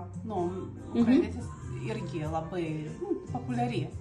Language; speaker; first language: Lithuanian; non-native, learner; Russian